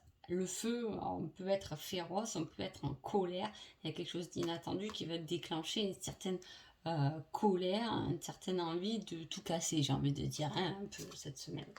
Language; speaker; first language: French; native; French